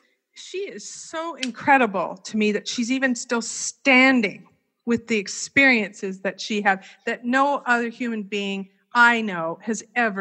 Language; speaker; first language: English; native; English